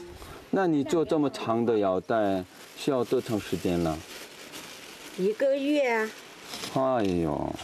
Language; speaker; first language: Chinese; non-native, fluent; Korean